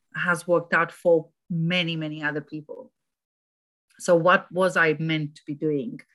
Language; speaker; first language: English; non-native, fluent; Romanian